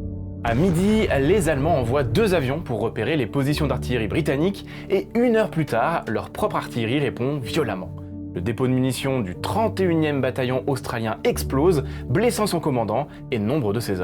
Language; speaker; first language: French; native; French